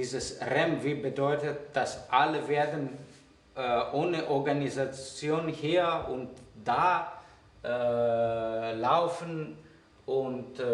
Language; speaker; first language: German; non-native, fluent; Greek